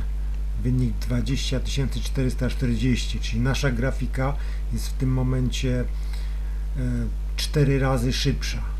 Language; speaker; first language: Polish; native; Polish